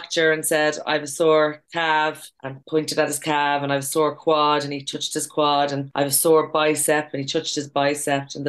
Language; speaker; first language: English; native; English